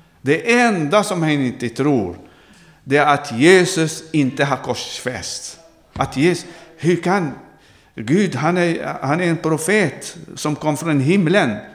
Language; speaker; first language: Swedish; non-native, fluent; Arabic